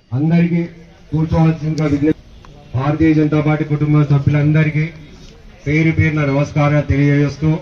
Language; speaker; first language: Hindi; non-native, local second language; Telugu